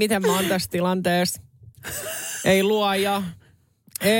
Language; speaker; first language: Finnish; native; Finnish